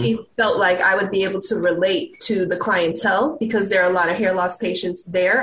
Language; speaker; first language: English; native; English